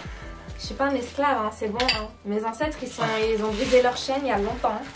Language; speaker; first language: French; native; French